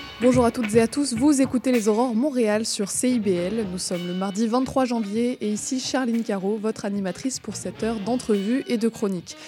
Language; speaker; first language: French; native; French